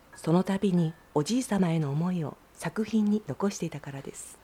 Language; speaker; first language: Japanese; native; Japanese